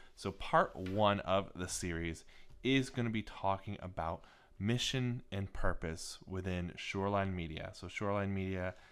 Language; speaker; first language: English; native; English